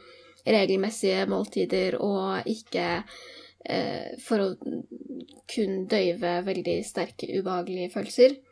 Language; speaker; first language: Norwegian; native; Norwegian